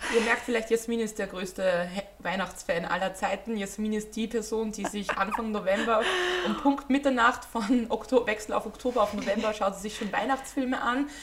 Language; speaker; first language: German; native; German